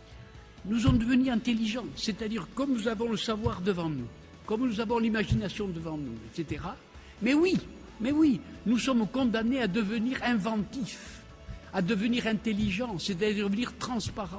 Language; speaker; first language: French; native; French